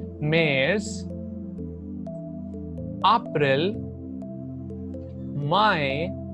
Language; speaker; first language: German; non-native, fluent; Hindi